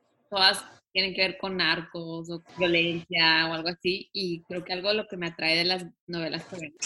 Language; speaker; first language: Spanish; early bilingual, heritage; Spanish